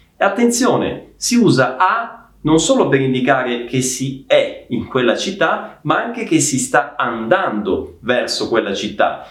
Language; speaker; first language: Italian; native; Italian